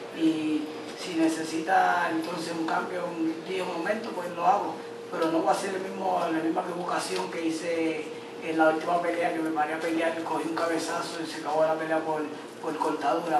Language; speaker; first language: Spanish; native; Spanish